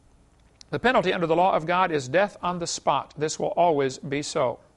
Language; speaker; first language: English; native; English